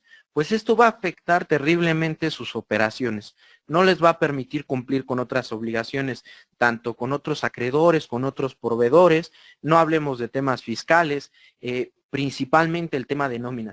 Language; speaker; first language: Spanish; native; Spanish